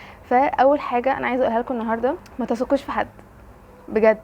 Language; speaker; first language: Arabic; native; Arabic